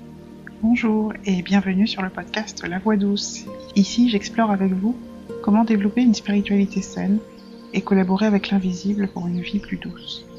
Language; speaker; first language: French; native; French